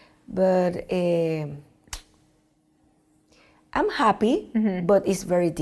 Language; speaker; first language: English; non-native, learner; Spanish